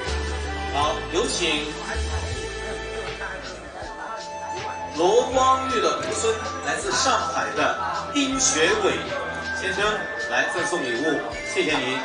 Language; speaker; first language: Chinese; native; Chinese